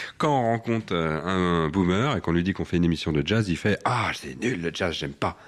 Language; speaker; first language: French; native; French